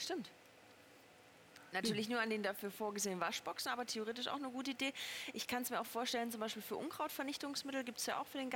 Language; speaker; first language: German; native; German